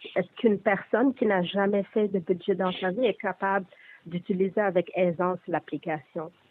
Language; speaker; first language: French; native; French